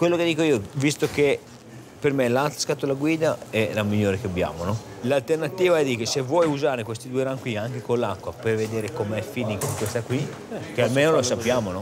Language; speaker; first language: Italian; native; Italian